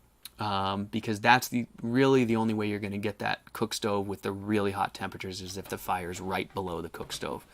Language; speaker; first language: English; native; English